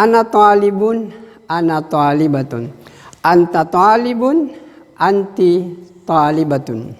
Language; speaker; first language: Arabic; non-native, fluent; Indonesian